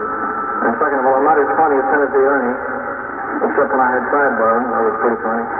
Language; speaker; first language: English; native; English